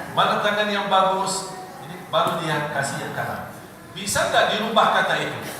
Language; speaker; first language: Indonesian; non-native, fluent; Arabic